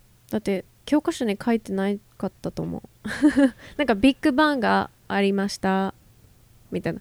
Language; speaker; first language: Japanese; native; Japanese